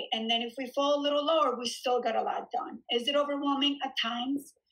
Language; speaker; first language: English; early bilingual, other home language; Spanish